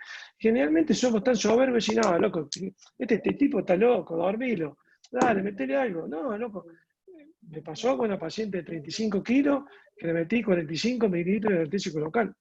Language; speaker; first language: Spanish; native; Spanish